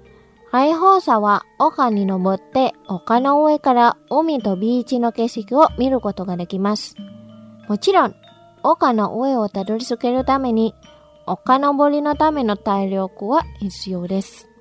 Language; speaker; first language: Japanese; non-native, fluent; Indonesian